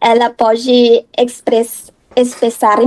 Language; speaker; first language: Portuguese; non-native, learner; Thai